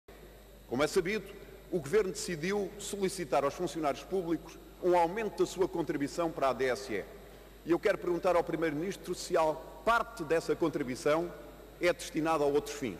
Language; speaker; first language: Portuguese; native; Portuguese